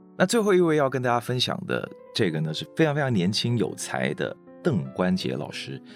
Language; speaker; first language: Chinese; non-native, local second language; Hakka Chinese